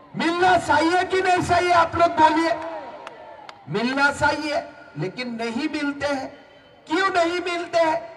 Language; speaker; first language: Hindi; non-native, local second language; Assamese